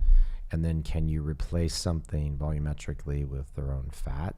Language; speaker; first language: English; native; English